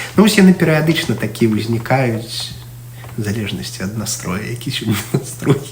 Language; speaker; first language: Belarusian; non-native, local second language; Russian